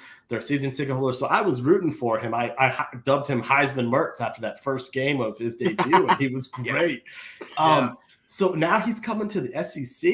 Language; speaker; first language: English; native; English